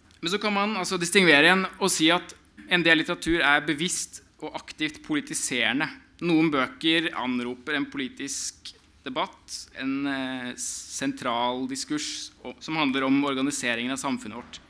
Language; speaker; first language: Norwegian; native; Norwegian